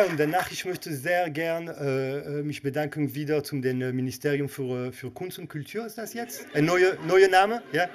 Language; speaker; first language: German; non-native, learner; Hebrew